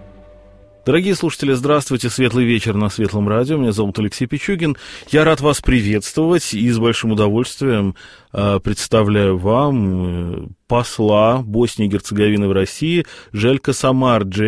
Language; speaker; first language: Russian; native; Russian